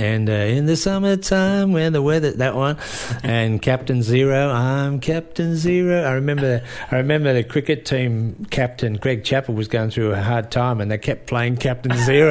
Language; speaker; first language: English; native; English